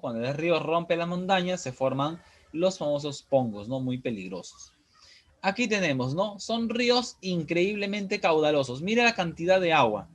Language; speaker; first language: Spanish; native; Spanish